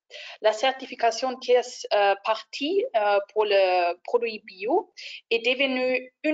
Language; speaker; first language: French; non-native, fluent; German